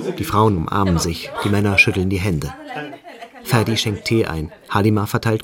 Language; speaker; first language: German; native; German